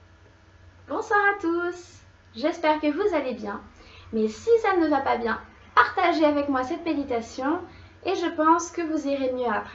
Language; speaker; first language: French; native; French